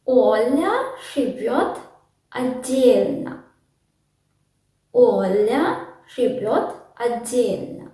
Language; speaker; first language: Russian; non-native, learner; Sinhala